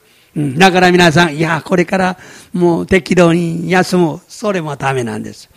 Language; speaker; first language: Japanese; non-native, fluent; Korean